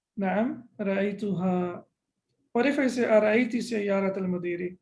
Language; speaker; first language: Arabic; non-native, fluent; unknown